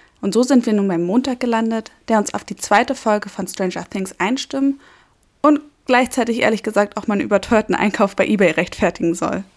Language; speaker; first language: German; native; German